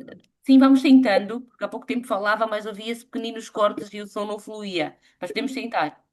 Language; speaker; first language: Portuguese; native; Portuguese